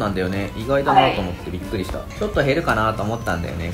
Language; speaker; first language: Japanese; native; Japanese